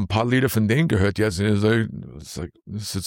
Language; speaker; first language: German; non-native, learner; English